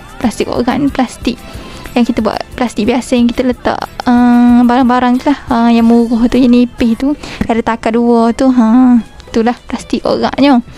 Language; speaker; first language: Malay; native; Malay